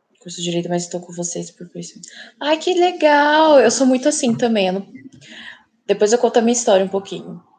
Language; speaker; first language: Portuguese; native; Portuguese